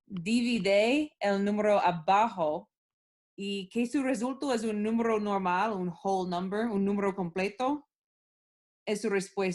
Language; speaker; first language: Spanish; non-native, learner; English